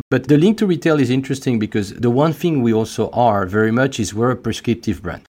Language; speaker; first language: English; non-native, fluent; French